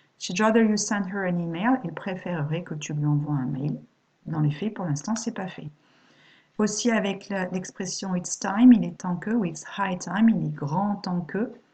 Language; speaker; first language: French; native; French